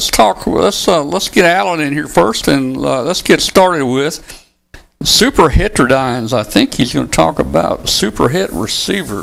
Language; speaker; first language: English; native; English